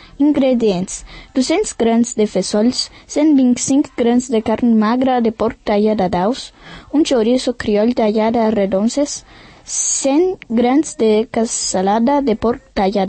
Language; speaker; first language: Catalan; early bilingual, other home language; Portuguese